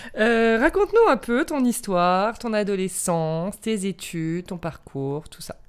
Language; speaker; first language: French; native; French